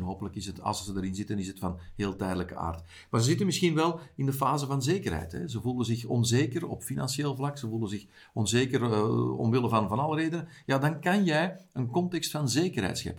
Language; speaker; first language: Dutch; native; Dutch